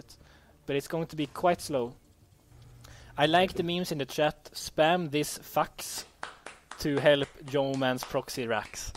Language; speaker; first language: English; non-native, fluent; Swedish